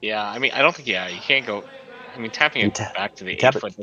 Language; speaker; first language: English; native; English